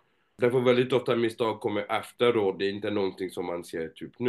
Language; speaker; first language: Swedish; non-native, fluent; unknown